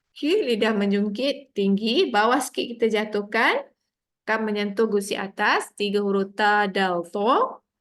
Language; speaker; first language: Malay; native; Malay